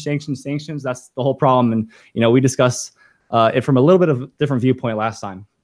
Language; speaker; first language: English; native; English